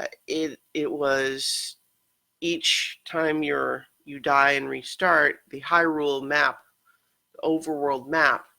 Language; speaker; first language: English; native; English